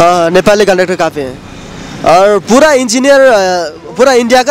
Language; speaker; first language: Hindi; non-native, local second language; Nepali